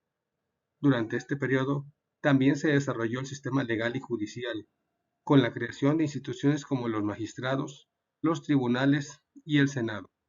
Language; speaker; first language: Spanish; native; Spanish